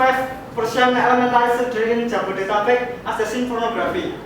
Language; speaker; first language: English; non-native, learner; Indonesian